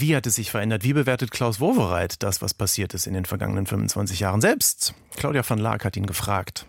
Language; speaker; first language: German; native; German